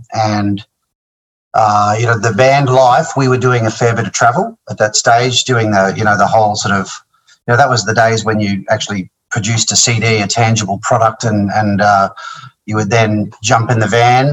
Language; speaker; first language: English; native; English